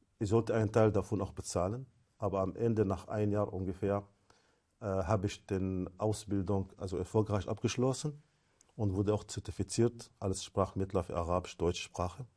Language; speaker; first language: German; non-native, fluent; Arabic